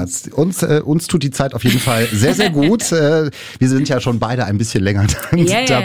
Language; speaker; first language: German; native; German